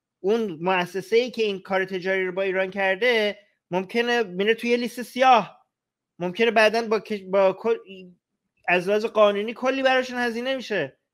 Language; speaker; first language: Persian; native; Persian